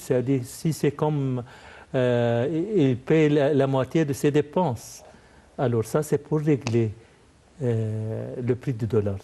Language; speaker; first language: French; non-native, fluent; Arabic